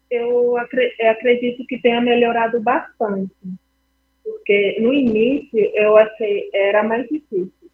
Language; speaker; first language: Portuguese; non-native, fluent; Spanish